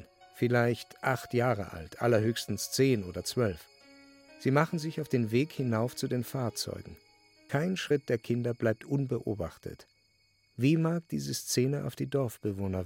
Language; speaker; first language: German; native; German